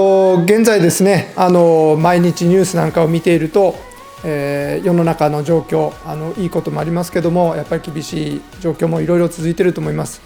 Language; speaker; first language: Japanese; native; Japanese